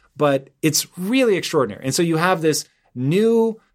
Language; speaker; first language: English; native; English